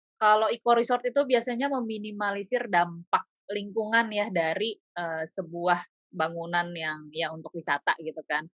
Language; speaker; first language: Indonesian; native; Indonesian